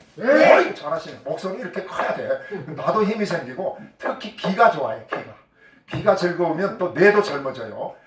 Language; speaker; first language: Korean; native; Korean